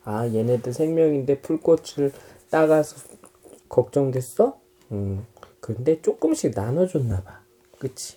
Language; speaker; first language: Korean; native; Korean